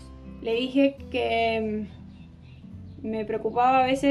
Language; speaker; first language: Spanish; native; Spanish